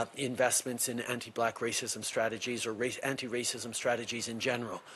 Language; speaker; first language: English; early bilingual, other home language; French